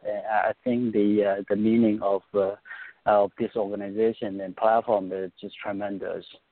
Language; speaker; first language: English; non-native, fluent; Chinese